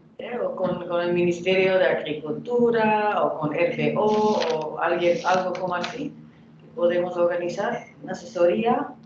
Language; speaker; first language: Spanish; non-native, fluent; Dutch